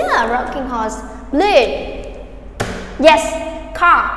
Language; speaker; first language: English; non-native, fluent; Vietnamese